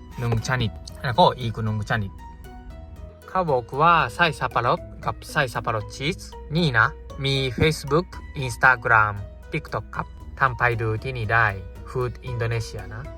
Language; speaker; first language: Thai; non-native, learner; Japanese